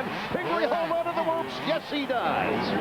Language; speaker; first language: English; native; English